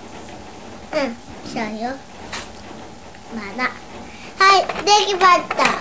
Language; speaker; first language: Japanese; native; Japanese